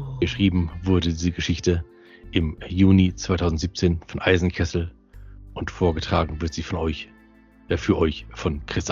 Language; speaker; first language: German; native; German